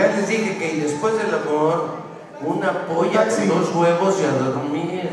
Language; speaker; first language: Spanish; native; Spanish